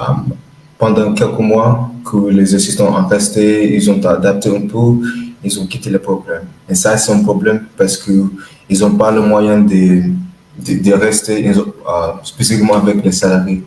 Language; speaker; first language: French; non-native, learner; English